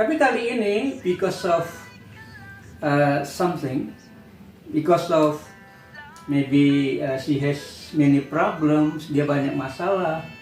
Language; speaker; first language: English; non-native, fluent; Indonesian